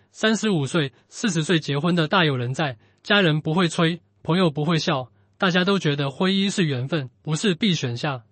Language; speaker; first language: Chinese; native; Chinese